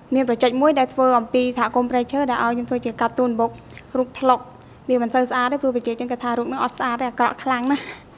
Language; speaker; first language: Khmer; native; Khmer